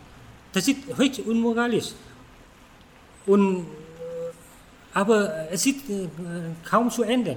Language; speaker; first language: German; non-native, fluent; Vietnamese